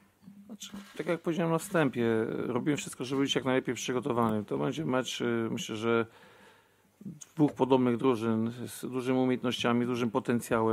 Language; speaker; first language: Polish; native; Polish